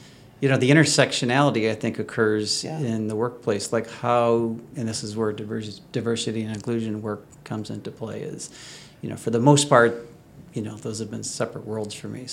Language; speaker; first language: English; native; English